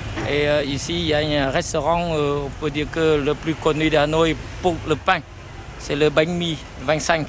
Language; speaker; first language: French; non-native, fluent; Vietnamese